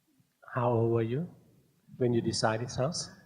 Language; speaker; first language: English; non-native, fluent; Thai